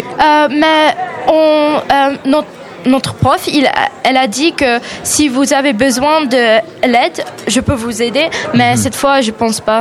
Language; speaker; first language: French; non-native, learner; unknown